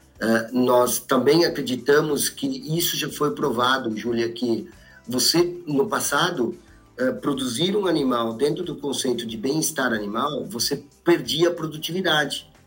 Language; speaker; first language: Portuguese; native; Portuguese